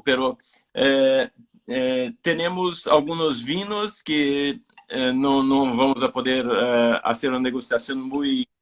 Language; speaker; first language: Spanish; non-native, fluent; Portuguese